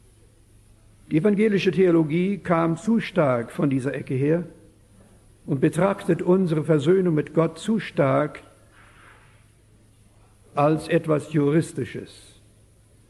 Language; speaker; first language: German; early bilingual, heritage; German